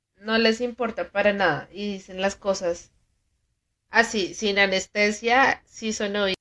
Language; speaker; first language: Spanish; native; Spanish